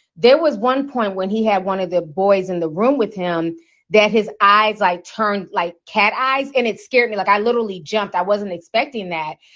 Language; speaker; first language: English; native; English